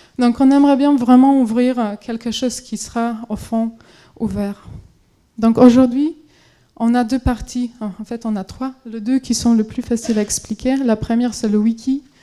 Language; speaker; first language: French; non-native, fluent; Polish